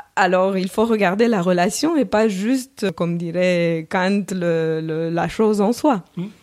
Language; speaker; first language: French; non-native, fluent; Romanian